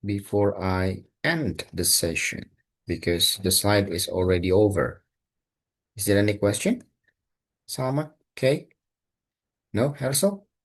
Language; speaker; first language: English; non-native, fluent; Indonesian